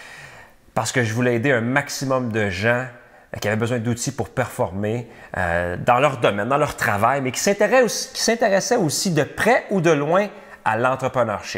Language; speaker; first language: French; native; French